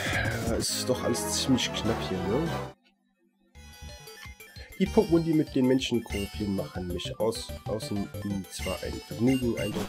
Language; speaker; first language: German; native; German